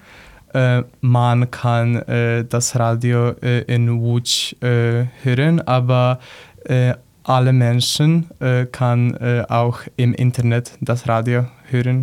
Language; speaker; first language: German; non-native, learner; Polish